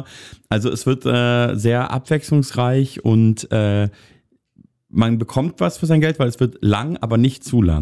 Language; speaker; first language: German; native; German